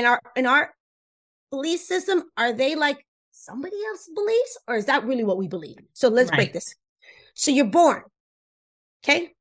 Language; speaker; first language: English; non-native, fluent; Spanish